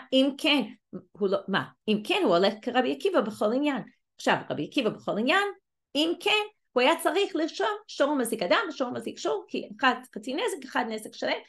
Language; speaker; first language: Hebrew; non-native, fluent; English